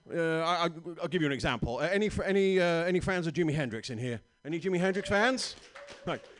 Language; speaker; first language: English; native; English